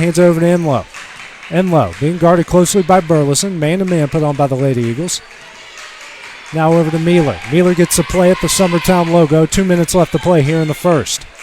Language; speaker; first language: English; native; English